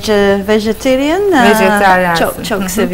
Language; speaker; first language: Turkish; non-native, learner; English